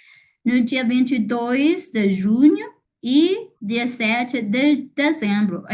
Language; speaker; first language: Portuguese; non-native, fluent; Chinese